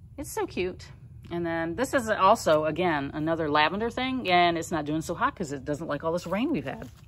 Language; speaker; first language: English; native; English